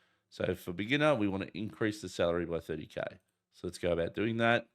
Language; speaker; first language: English; native; English